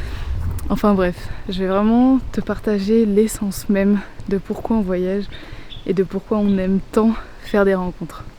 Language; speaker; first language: French; native; French